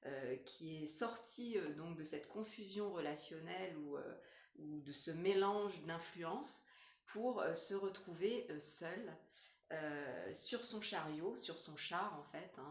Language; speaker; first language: French; native; French